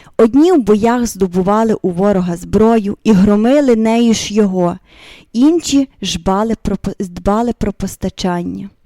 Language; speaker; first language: Ukrainian; native; Ukrainian